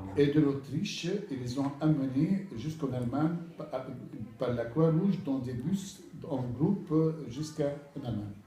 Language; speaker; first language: French; non-native, fluent; Arabic